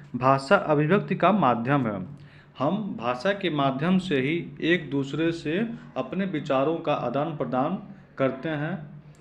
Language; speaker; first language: Hindi; native; Hindi